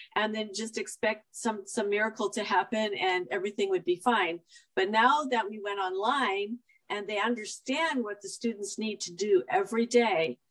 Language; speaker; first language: English; native; English